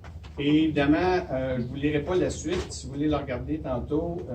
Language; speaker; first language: French; native; French